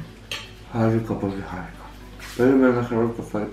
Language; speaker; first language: Greek; non-native, learner; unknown